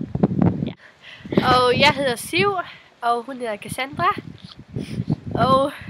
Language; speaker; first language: Danish; non-native, local second language; Faroese